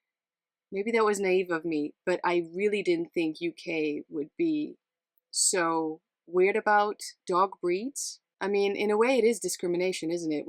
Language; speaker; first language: English; non-native, fluent; Dutch